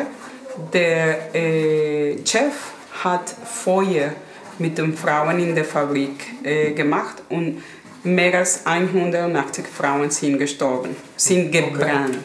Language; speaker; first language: German; non-native, learner; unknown